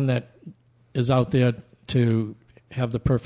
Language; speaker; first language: English; native; English